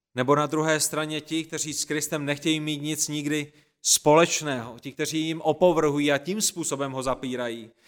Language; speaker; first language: Czech; native; Czech